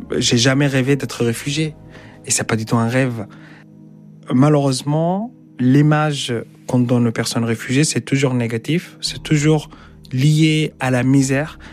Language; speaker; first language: French; non-native, fluent; Arabic